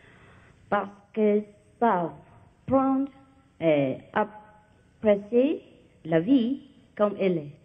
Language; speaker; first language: French; non-native, learner; Vietnamese